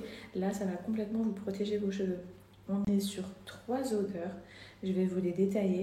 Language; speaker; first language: French; native; French